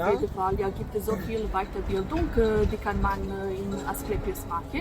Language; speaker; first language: German; non-native, learner; Serbian